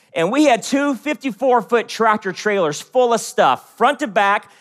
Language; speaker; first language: English; native; English